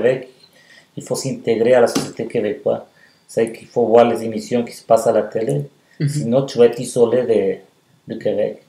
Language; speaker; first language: French; non-native, fluent; Spanish